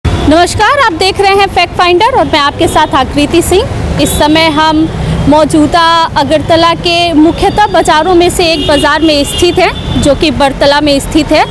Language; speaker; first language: Hindi; native; Hindi